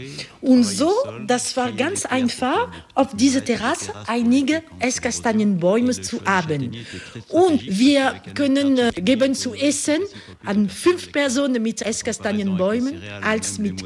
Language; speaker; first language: German; non-native, learner; French